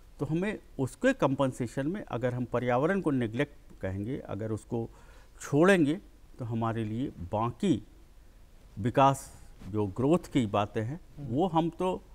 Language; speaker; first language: Hindi; native; Hindi